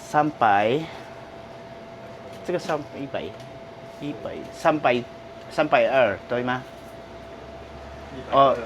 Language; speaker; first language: Chinese; non-native, learner; Filipino